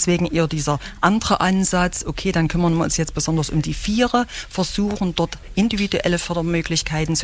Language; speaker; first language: German; native; German